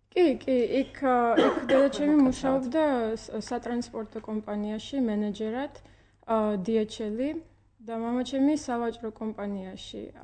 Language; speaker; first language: Georgian; early bilingual, heritage; Georgian